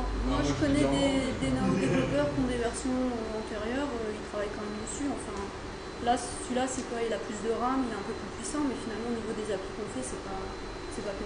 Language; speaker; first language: French; native; French